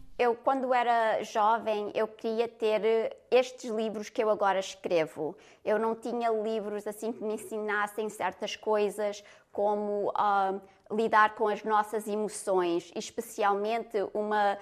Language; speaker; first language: Portuguese; early bilingual, heritage; Portuguese